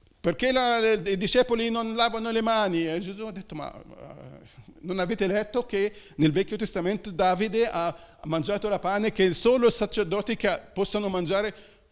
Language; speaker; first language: Italian; non-native, fluent; Arabic